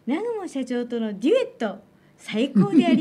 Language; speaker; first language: Japanese; native; Japanese